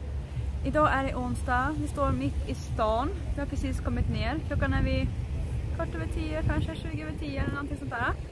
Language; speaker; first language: Swedish; native; Swedish